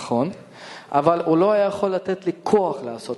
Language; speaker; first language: Hebrew; non-native, fluent; Russian